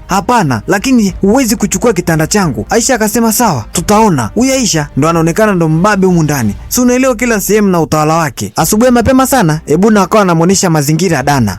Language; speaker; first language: Swahili; native; Swahili